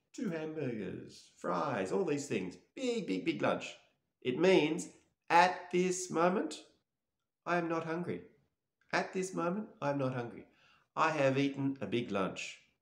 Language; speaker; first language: English; native; English